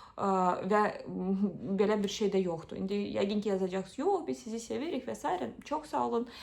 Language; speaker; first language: Azerbaijani; early bilingual, heritage; Azerbaijani